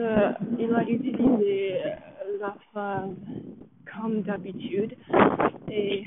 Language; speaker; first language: French; non-native, learner; English